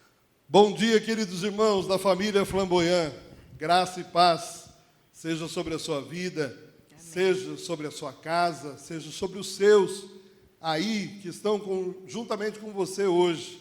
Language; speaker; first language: Portuguese; native; Portuguese